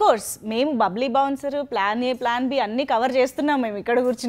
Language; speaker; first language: Telugu; native; Telugu